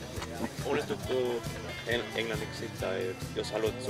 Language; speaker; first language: Finnish; non-native, learner; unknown